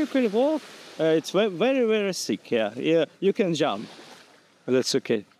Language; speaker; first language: English; non-native, fluent; Russian